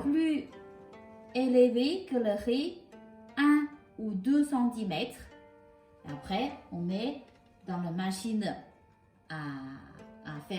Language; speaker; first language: French; non-native, local second language; Chinese